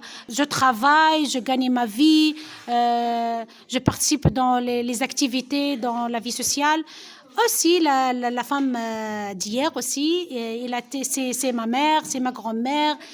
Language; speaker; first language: French; non-native, local second language; Arabic